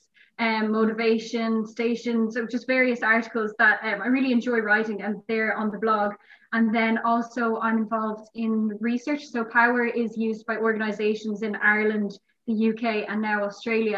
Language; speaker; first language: English; native; English